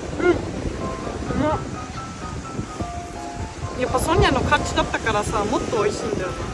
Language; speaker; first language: Japanese; non-native, fluent; Russian